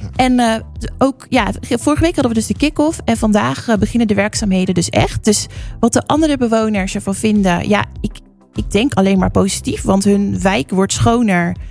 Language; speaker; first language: Dutch; native; Dutch